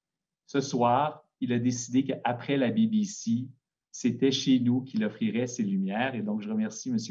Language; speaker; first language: French; native; French